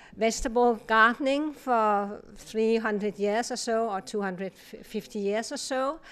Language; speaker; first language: English; non-native, fluent; Kalaallisut